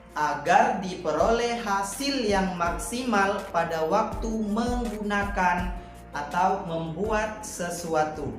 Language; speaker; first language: Indonesian; native; Indonesian